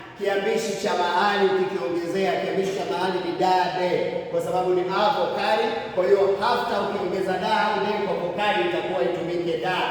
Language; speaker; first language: Swahili; native; Swahili